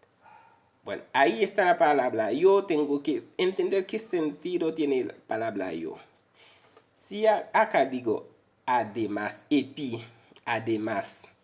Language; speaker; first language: Spanish; non-native, fluent; Haitian Creole